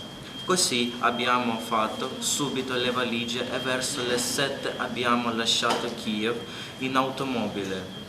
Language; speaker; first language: Italian; non-native, learner; Ukrainian